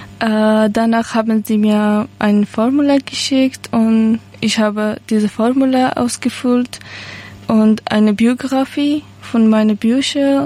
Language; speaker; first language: German; non-native, learner; Persian